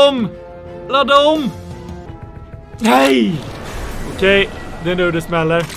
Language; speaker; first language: Swedish; native; Swedish